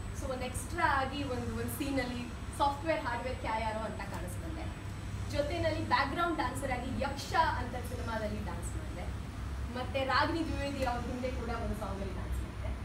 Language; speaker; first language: Kannada; non-native, local second language; Tamil